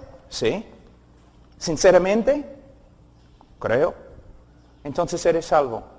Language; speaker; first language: Spanish; non-native, fluent; English